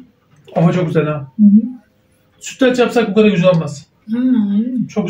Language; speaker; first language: Turkish; native; Turkish